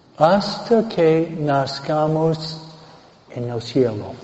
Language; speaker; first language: Spanish; non-native, fluent; English